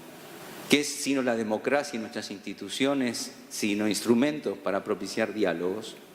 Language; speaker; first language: Spanish; native; Spanish